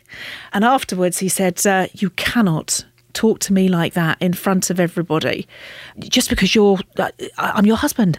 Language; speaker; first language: English; native; English